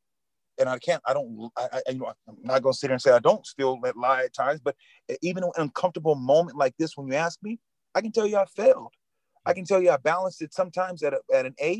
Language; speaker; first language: English; native; English